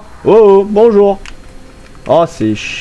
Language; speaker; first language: French; native; French